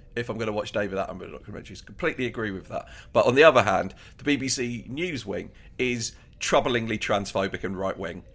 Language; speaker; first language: English; native; English